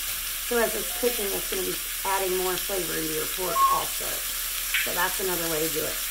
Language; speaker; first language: English; native; English